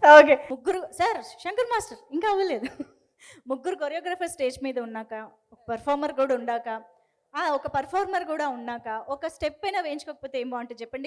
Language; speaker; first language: Telugu; native; Telugu